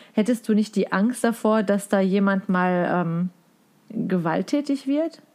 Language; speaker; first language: German; native; German